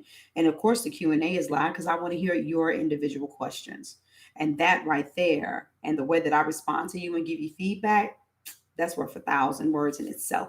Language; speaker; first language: English; native; English